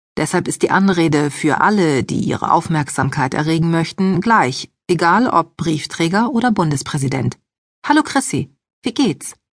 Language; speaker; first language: German; early bilingual, other home language; Greek